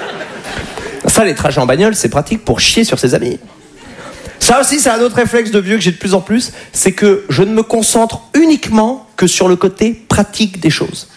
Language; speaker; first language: French; native; French